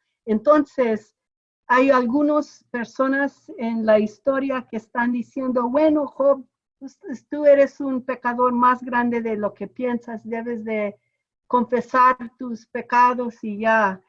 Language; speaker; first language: Spanish; non-native, fluent; English